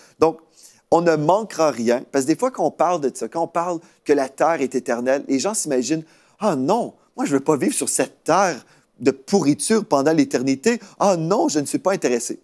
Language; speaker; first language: French; native; French